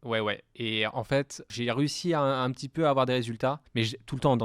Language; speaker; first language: French; native; French